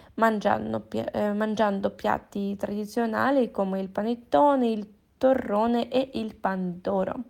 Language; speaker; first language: Italian; native; Italian